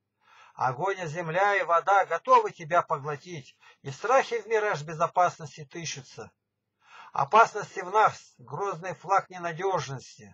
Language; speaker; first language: Russian; native; Russian